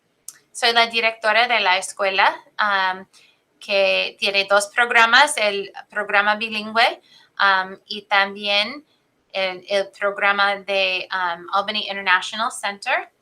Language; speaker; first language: Spanish; non-native, fluent; English